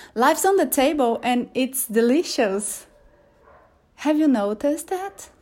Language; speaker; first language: English; non-native, fluent; Portuguese